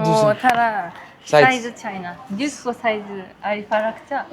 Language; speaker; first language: Nepali; non-native, learner; Japanese